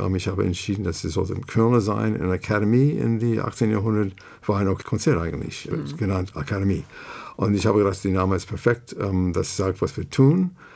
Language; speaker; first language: German; non-native, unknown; English